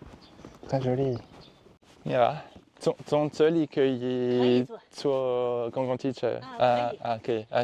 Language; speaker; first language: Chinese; non-native, learner; French